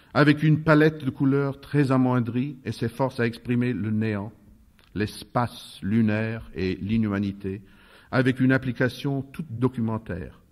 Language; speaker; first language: French; non-native, fluent; Russian